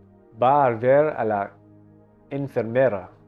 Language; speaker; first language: Spanish; non-native, learner; English